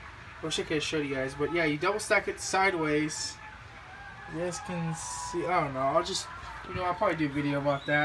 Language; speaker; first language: English; native; English